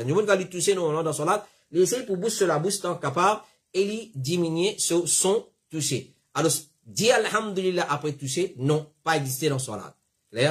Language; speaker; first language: French; non-native, local second language; Morisyen